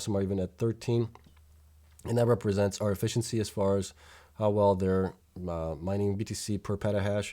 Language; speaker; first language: English; native; English